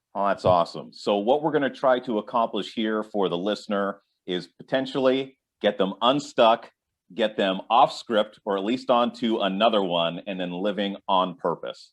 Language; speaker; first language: English; native; English